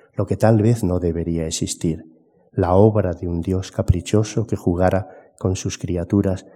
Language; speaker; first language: Spanish; native; Spanish